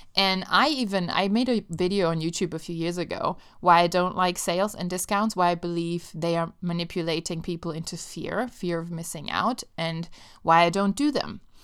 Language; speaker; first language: English; non-native, fluent; Italian